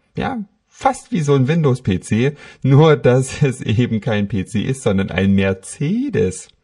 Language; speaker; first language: German; native; German